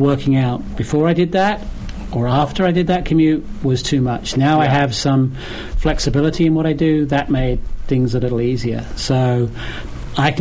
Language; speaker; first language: English; native; English